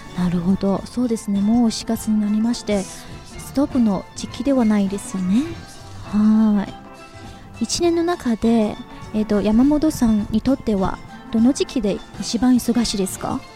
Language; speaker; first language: Japanese; non-native, fluent; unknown